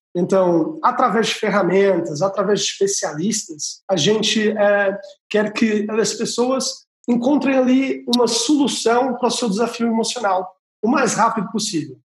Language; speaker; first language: Portuguese; native; Portuguese